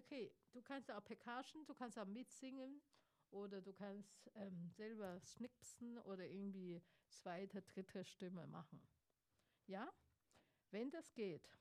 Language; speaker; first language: German; non-native, fluent; Chinese